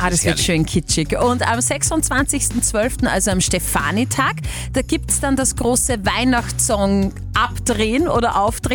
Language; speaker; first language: German; native; German